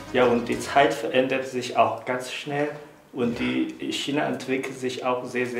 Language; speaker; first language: German; non-native, fluent; Chinese